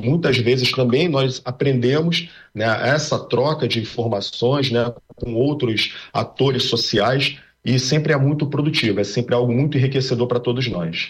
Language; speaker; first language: Portuguese; native; Portuguese